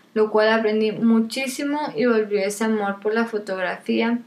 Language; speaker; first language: Spanish; native; Spanish